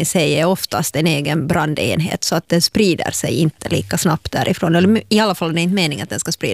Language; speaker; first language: Swedish; native; Swedish